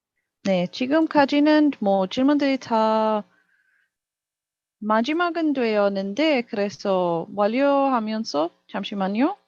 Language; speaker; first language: Korean; non-native, learner; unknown